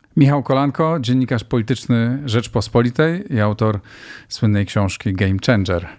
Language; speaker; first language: Polish; native; Polish